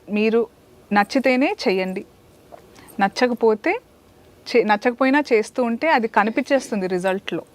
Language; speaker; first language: Telugu; native; Telugu